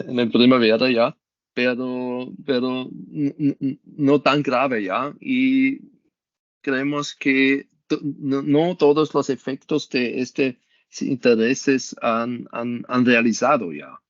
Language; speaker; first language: Spanish; non-native, learner; German